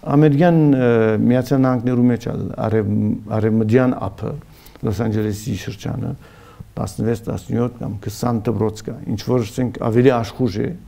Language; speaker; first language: Armenian; early bilingual, heritage; Armenian